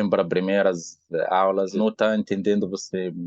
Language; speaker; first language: Portuguese; non-native, learner; Arabic